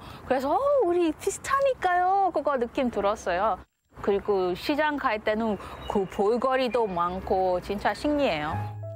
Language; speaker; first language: Korean; non-native, learner; Igbo